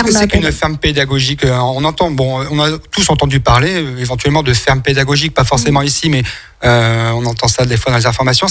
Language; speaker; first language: French; native; French